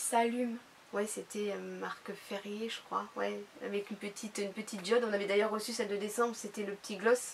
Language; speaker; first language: French; native; French